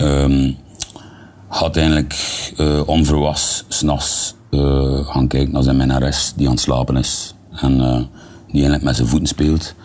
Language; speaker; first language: Dutch; native; Dutch